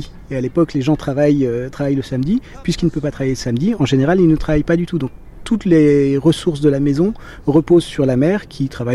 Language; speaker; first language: French; native; French